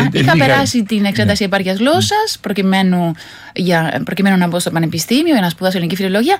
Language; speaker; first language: Greek; non-native, fluent; Spanish